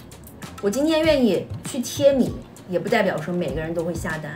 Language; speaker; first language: Chinese; native; Chinese